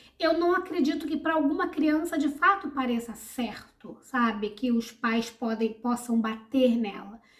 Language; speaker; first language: Portuguese; native; Portuguese